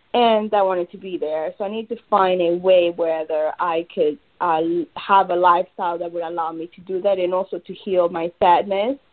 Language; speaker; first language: English; early bilingual, other home language; Spanish